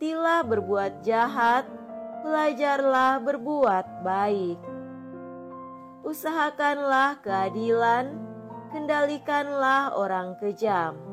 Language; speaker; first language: Indonesian; native; Indonesian